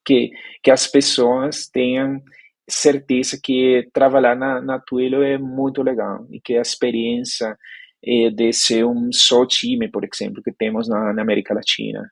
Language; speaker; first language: Portuguese; non-native, fluent; Spanish